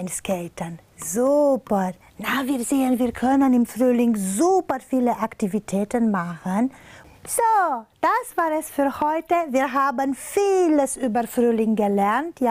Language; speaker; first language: German; non-native, fluent; Romanian